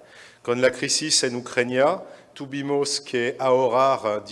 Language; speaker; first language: Spanish; non-native, fluent; French